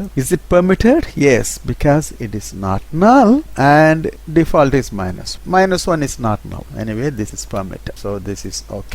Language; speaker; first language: English; non-native, local second language; Tamil